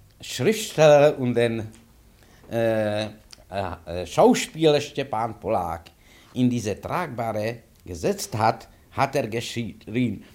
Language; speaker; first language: German; non-native, fluent; Czech